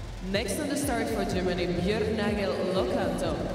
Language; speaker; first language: English; non-native, fluent; Slovak